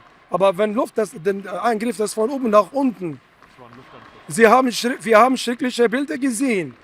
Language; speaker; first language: German; non-native, fluent; Arabic